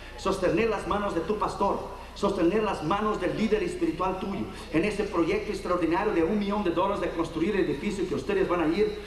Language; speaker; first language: Spanish; non-native, fluent; Portuguese